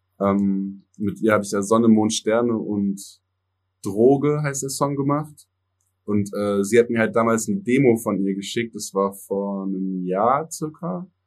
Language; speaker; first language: German; early bilingual, other home language; English